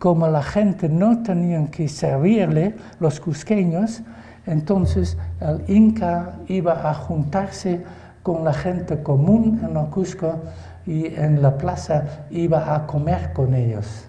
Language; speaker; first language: Spanish; non-native, fluent; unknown